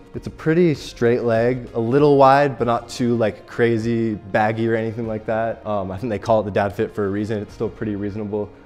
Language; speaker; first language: English; native; English